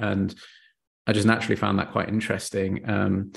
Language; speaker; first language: English; native; English